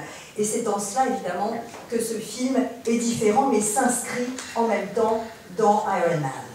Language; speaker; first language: French; native; French